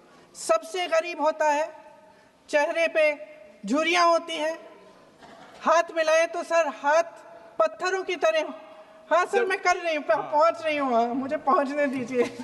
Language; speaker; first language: Hindi; native; Hindi